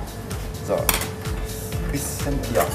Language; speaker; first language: German; non-native, fluent; Italian